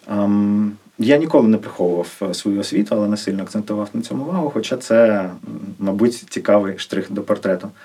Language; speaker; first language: Ukrainian; non-native, local second language; Russian